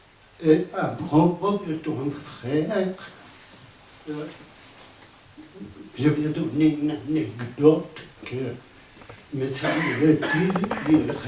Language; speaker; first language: French; non-native, fluent; Spanish